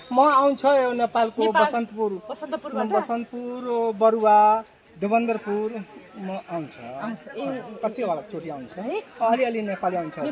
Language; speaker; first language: Nepali; non-native, learner; Hindi